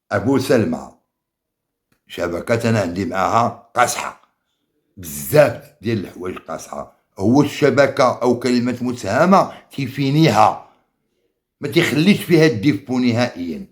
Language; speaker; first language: Arabic; native; Arabic